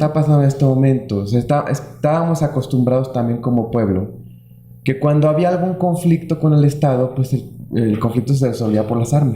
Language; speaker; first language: Spanish; native; Spanish